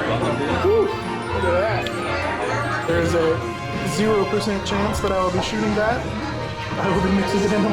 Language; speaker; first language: English; native; English